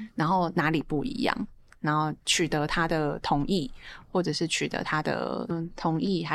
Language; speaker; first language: Chinese; native; Chinese